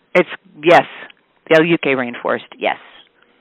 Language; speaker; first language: English; native; English